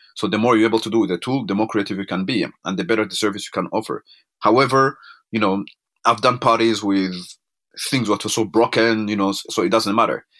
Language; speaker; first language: English; non-native, local second language; Kinyarwanda